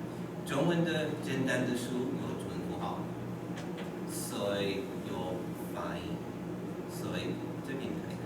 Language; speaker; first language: Chinese; non-native, fluent; English